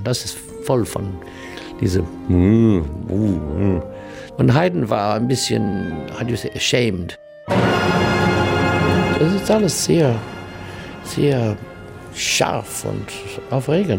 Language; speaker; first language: German; non-native, learner; English